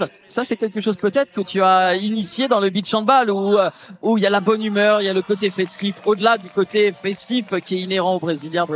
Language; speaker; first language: French; native; French